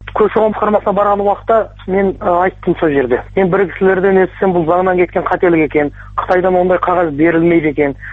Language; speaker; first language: Kazakh; early bilingual, heritage; Kazakh